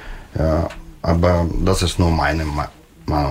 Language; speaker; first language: German; non-native, learner; Russian